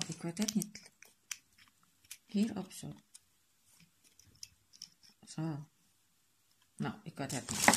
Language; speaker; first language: Dutch; non-native, learner; Indonesian